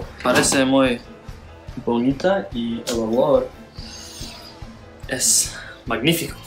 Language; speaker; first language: Spanish; non-native, learner; English